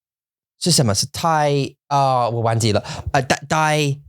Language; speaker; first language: Chinese; non-native, learner; English